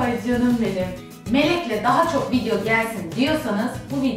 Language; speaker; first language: Turkish; native; Turkish